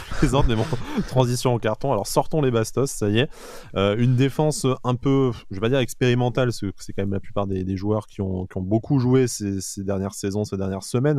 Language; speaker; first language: French; native; French